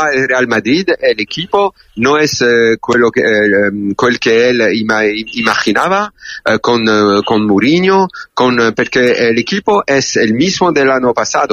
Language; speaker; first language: Spanish; non-native, learner; French